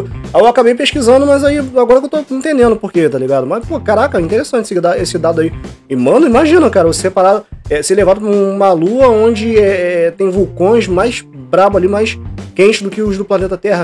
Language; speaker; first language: Portuguese; native; Portuguese